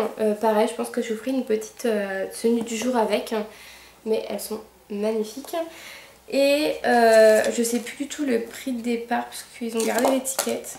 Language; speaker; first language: French; native; French